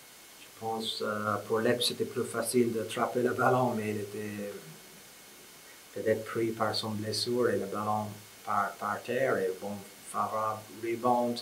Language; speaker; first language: French; non-native, fluent; English